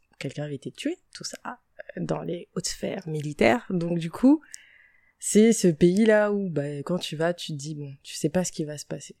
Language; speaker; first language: French; early bilingual, other home language; Upper Guinea Crioulo